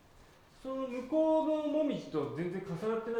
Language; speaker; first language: Japanese; native; Japanese